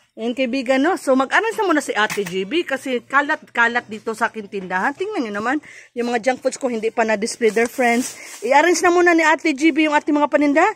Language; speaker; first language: Filipino; native; Filipino